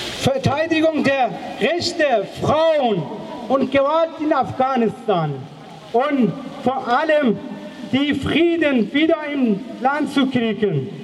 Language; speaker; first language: German; non-native, fluent; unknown